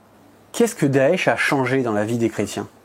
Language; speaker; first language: French; native; French